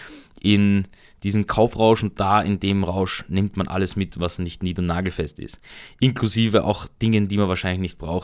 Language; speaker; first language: German; native; German